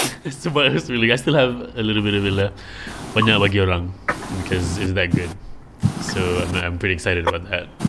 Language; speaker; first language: English; non-native, local second language; Malay